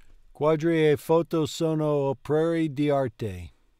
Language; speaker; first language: Italian; non-native, learner; English